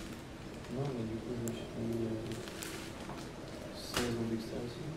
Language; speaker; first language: French; native; French